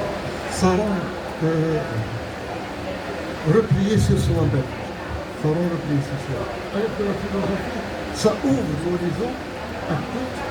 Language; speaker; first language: French; non-native, local second language; Arabic